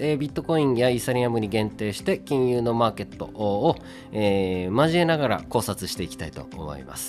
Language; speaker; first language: Japanese; native; Japanese